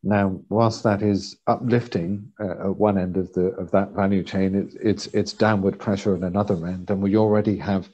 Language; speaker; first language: English; native; English